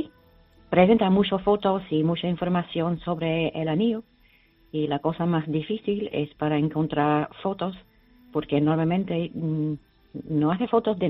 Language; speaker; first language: Spanish; non-native, learner; English